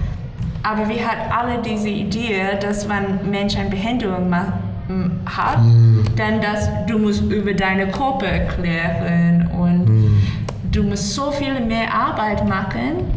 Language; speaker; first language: German; non-native, learner; English